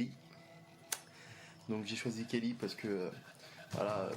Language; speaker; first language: French; native; French